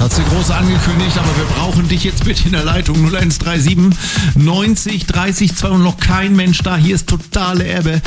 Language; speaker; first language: German; native; German